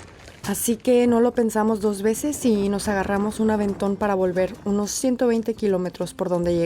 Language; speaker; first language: Spanish; native; Spanish